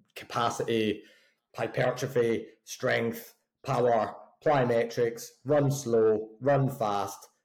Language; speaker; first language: English; native; English